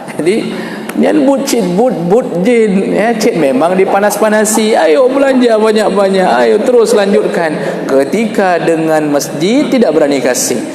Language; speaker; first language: Malay; non-native, local second language; Achinese